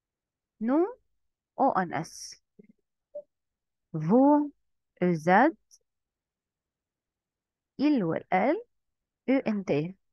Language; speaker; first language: French; non-native, fluent; Arabic